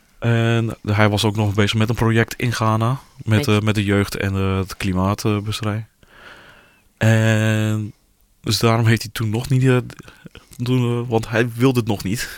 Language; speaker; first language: Dutch; non-native, fluent; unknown